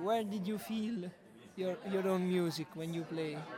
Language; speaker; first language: English; non-native, learner; Italian